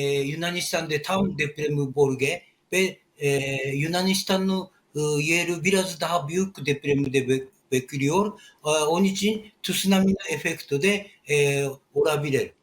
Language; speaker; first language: Turkish; non-native, learner; Japanese